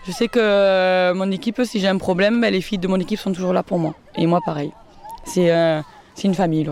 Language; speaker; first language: French; native; French